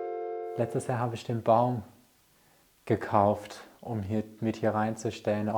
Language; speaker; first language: German; native; German